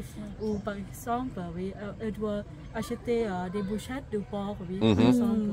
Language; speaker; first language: French; non-native, fluent; Thai